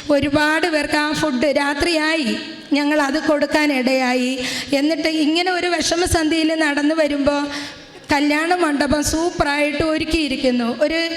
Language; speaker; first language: Malayalam; native; Malayalam